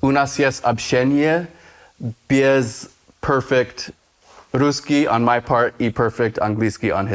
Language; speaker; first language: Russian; non-native, learner; English